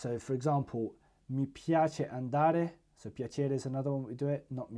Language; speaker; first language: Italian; non-native, fluent; English